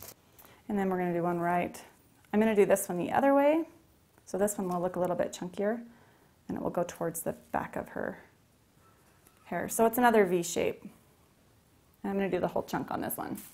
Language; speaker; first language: English; native; English